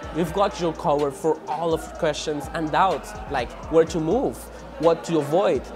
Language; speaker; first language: English; non-native, fluent; Spanish